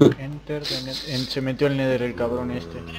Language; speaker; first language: Spanish; native; Spanish